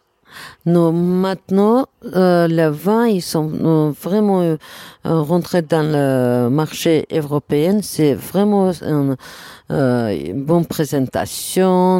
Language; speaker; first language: French; non-native, learner; Armenian